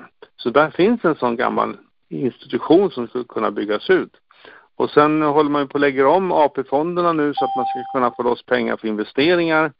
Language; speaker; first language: Swedish; native; Swedish